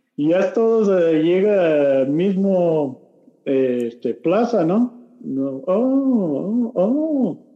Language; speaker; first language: Spanish; non-native, learner; English